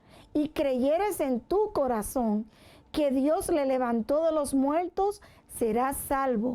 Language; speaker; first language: Spanish; native; Spanish